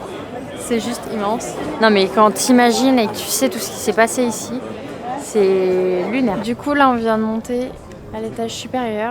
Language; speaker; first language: French; native; French